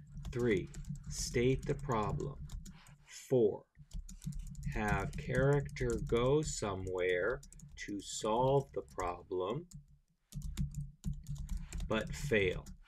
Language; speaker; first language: English; native; English